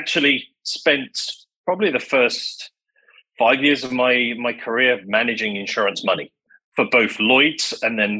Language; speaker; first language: English; native; English